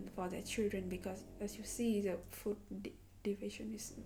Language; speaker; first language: English; non-native, learner; Vietnamese